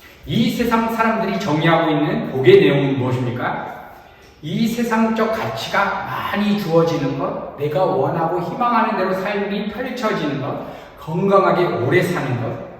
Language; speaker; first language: Korean; native; Korean